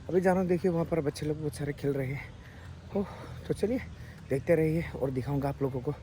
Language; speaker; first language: Hindi; non-native, local second language; Assamese